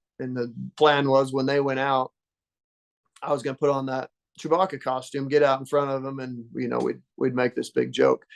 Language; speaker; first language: English; native; English